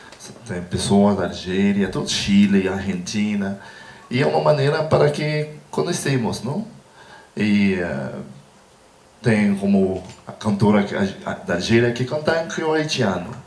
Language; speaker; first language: Portuguese; non-native, learner; Haitian Creole